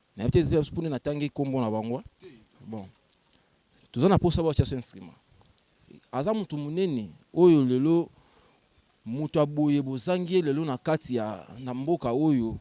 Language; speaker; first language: Lingala; native; Lingala